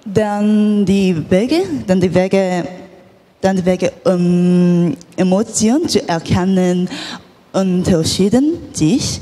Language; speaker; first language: German; non-native, learner; Korean